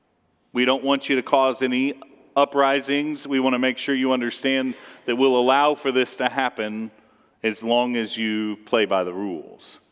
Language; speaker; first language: English; native; English